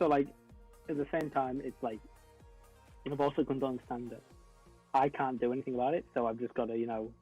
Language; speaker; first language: English; native; English